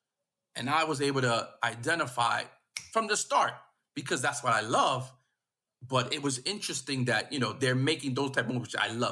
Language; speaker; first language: English; native; English